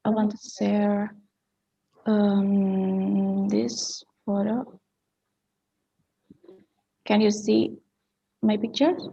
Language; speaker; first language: English; non-native, learner; Indonesian